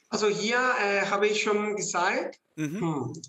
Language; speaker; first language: German; non-native, fluent; Spanish